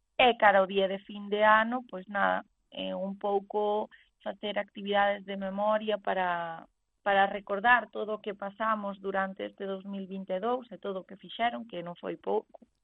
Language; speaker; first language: Galician; native; Galician